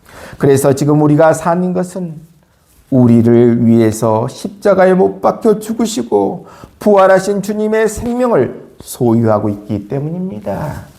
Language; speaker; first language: Korean; native; Korean